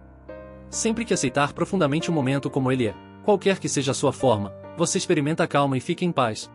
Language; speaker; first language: Portuguese; native; Portuguese